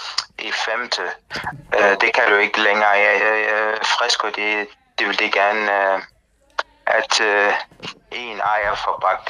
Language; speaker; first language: Danish; non-native, learner; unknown